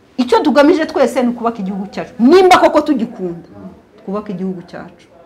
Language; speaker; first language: Kinyarwanda; early bilingual, heritage; Kinyarwanda